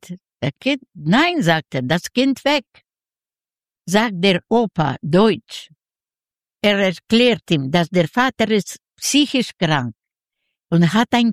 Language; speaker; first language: German; non-native, learner; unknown